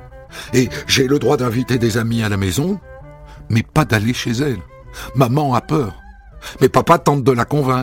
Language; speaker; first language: French; native; French